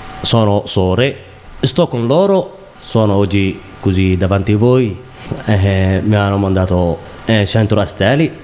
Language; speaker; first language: Italian; non-native, learner; Somali